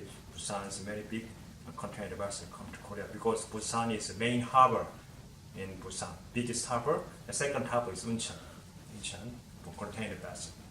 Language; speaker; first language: English; non-native, learner; Korean